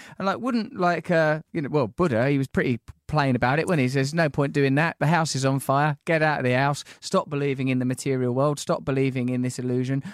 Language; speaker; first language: English; native; English